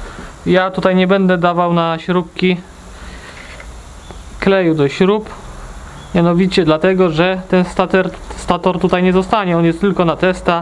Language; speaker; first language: Polish; native; Polish